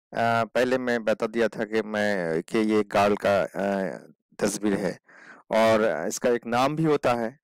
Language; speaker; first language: Hindi; non-native, local second language; Bangla